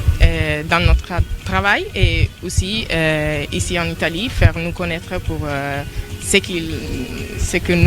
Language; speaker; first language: French; non-native, local second language; Serer